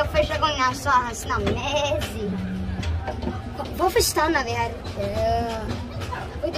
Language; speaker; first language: Swedish; early bilingual, other home language; Filipino